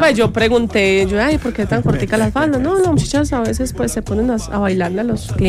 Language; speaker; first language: Spanish; native; Spanish